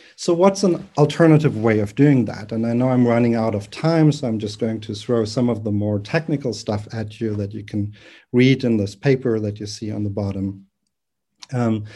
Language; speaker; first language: English; non-native, fluent; German